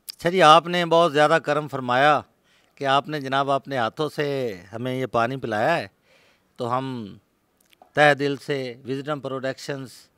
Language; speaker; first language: Urdu; non-native, local second language; Punjabi